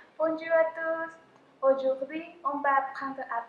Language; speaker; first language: French; non-native, fluent; Spanish